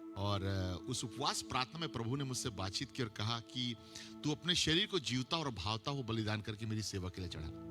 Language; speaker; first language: Hindi; native; Hindi